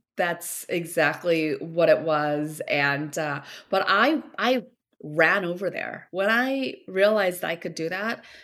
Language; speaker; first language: English; early bilingual, other home language; Korean